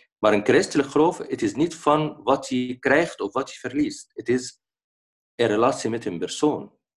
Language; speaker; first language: Dutch; non-native, fluent; Arabic